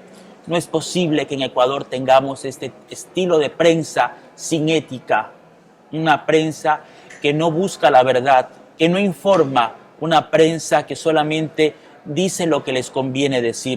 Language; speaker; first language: Spanish; native; Spanish